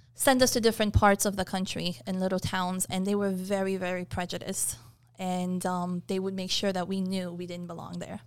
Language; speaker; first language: English; early bilingual, other home language; Persian